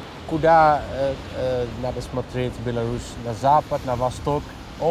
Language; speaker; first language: Russian; non-native, fluent; Dutch